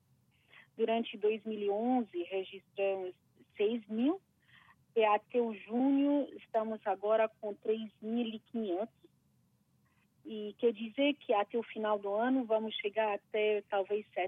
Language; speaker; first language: Portuguese; non-native, fluent; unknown